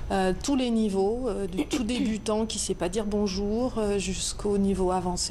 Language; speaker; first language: French; native; French